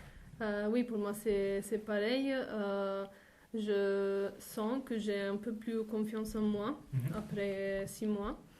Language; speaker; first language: French; non-native, fluent; Italian